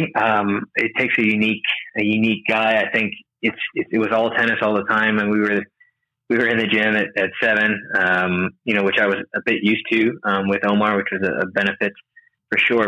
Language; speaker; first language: English; native; English